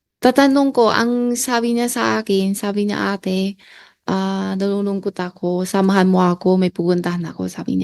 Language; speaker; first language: Filipino; non-native, learner; Chinese